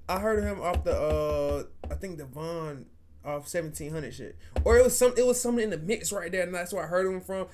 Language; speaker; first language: English; native; English